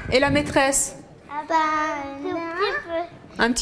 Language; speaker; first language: French; native; French